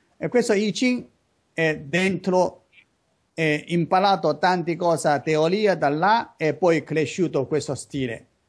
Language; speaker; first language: Italian; non-native, learner; Chinese